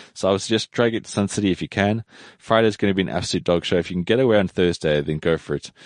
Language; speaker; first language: English; native; English